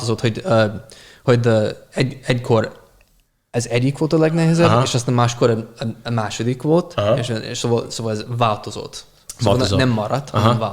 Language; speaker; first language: Hungarian; non-native, fluent; English